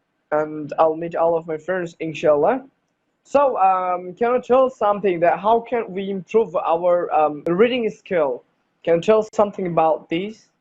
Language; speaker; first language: English; non-native, learner; Bangla